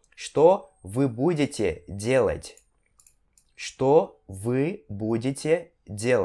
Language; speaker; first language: Russian; non-native, fluent; Portuguese